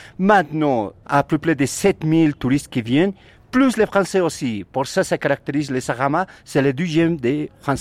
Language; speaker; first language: French; non-native, learner; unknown